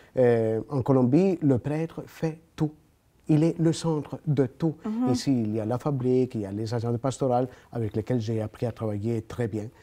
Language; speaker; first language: French; non-native, fluent; Spanish